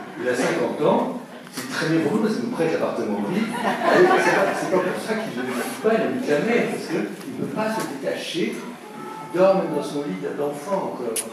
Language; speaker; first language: French; native; French